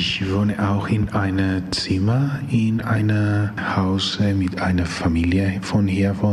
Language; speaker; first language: German; non-native, learner; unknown